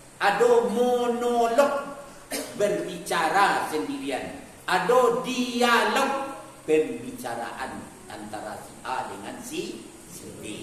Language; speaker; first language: Malay; non-native, local second language; Minangkabau